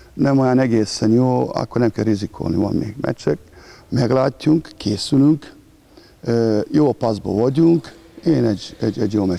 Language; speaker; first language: Hungarian; non-native, learner; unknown